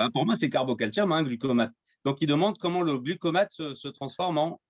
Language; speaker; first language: French; native; French